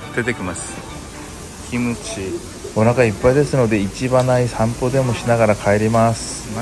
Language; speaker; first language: Japanese; non-native, fluent; Korean